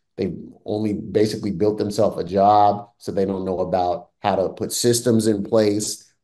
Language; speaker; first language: English; native; English